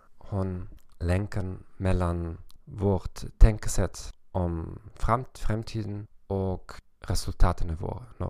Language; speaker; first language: Norwegian; non-native, learner; German